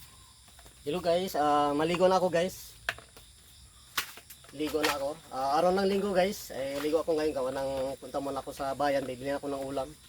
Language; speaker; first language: Filipino; non-native, local second language; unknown